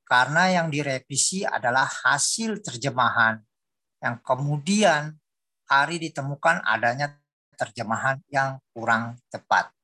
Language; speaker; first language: Indonesian; native; Indonesian